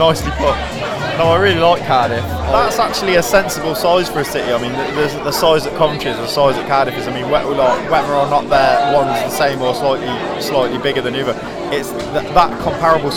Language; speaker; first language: English; native; English